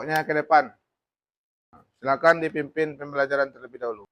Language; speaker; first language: Indonesian; native; Indonesian